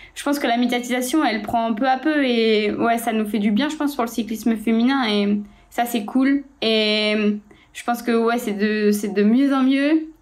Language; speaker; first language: French; native; French